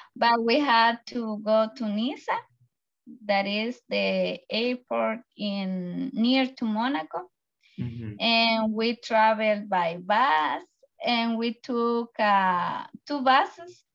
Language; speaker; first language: English; non-native, learner; Spanish